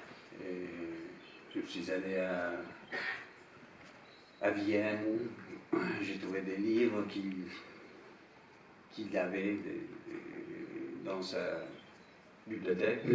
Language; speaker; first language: French; non-native, fluent; English